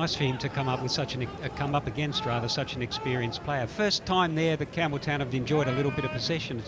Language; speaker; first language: English; native; English